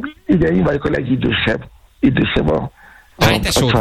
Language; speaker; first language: Hungarian; non-native, fluent; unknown